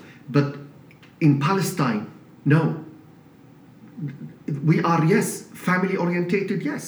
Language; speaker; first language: English; non-native, fluent; Arabic